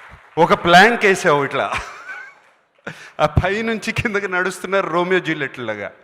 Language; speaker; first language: Telugu; native; Telugu